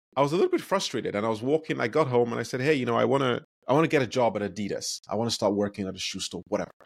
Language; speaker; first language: English; non-native, local second language; Yoruba